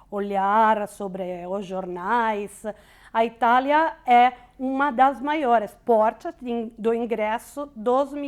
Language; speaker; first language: Portuguese; non-native, fluent; Italian